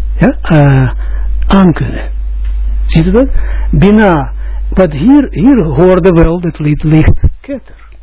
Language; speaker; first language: Dutch; non-native, fluent; Russian